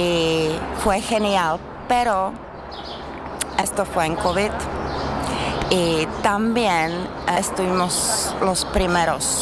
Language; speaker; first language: Spanish; non-native, fluent; Czech